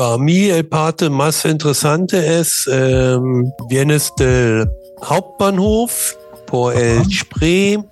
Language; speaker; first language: Spanish; non-native, learner; German